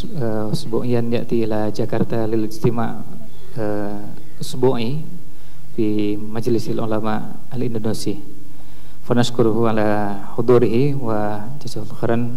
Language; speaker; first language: Arabic; non-native, fluent; Indonesian